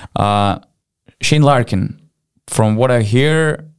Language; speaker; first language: English; non-native, fluent; Lithuanian